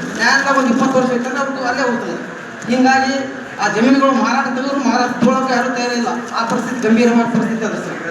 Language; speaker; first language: Kannada; native; Kannada